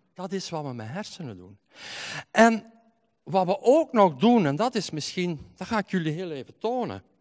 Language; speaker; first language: Dutch; native; Dutch